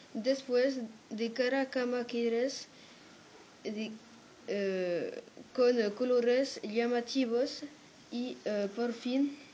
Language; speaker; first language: Spanish; non-native, learner; French